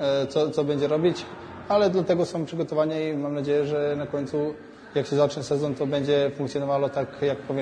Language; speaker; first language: Polish; non-native, fluent; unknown